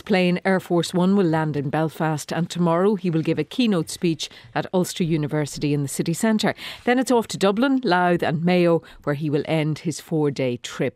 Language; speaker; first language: English; native; English